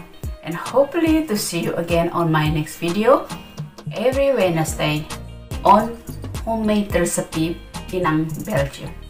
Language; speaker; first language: English; non-native, learner; Indonesian